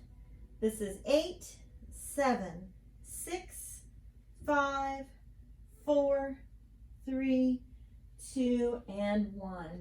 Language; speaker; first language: English; native; English